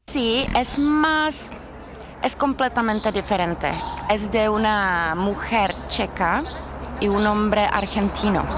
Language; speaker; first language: Spanish; non-native, fluent; Czech